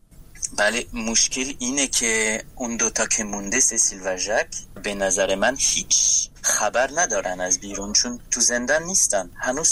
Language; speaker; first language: Persian; non-native, learner; French